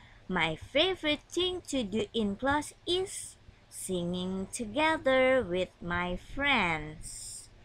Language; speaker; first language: English; non-native, fluent; Indonesian